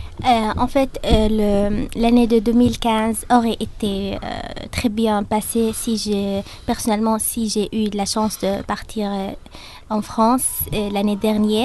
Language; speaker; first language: French; non-native, fluent; Arabic